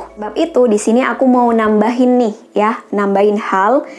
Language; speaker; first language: Indonesian; native; Indonesian